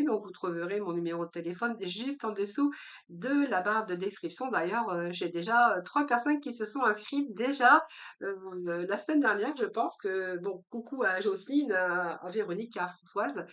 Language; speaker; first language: French; native; French